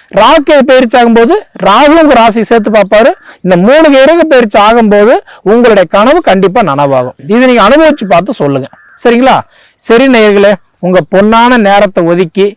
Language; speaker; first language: Tamil; native; Tamil